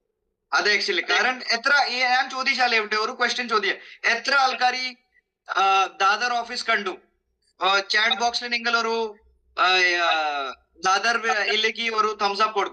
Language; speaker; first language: Malayalam; non-native, fluent; Hindi